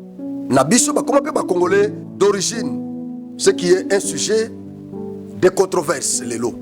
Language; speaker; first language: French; non-native, local second language; Lingala